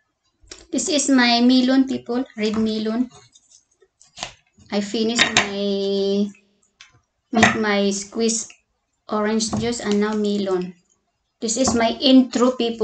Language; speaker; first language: English; non-native, local second language; Cebuano